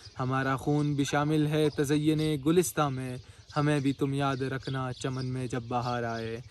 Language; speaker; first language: Urdu; non-native, local second language; Pashto